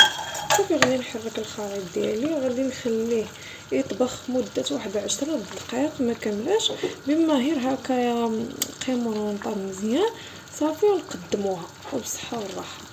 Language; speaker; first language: Arabic; native; Arabic